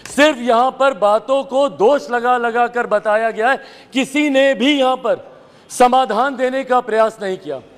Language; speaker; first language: Hindi; native; Hindi